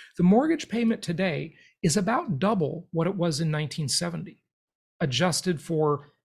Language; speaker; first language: English; native; English